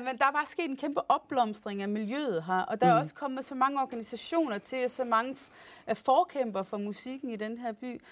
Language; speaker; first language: Danish; non-native, fluent; English